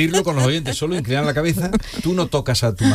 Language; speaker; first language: Spanish; native; Spanish